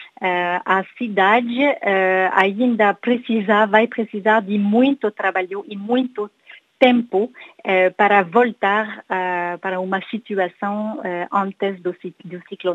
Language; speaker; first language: Portuguese; non-native, learner; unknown